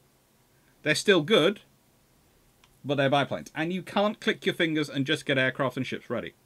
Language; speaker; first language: English; native; English